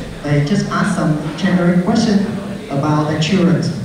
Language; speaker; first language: English; non-native, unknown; Vietnamese